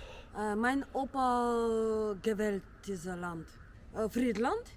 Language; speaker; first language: German; non-native, learner; Russian